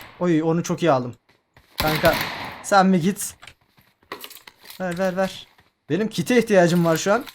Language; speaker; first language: Turkish; native; Turkish